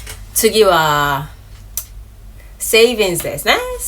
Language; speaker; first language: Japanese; non-native, learner; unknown